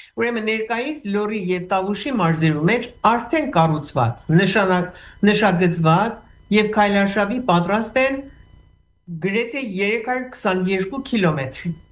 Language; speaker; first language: Armenian; early bilingual, heritage; Armenian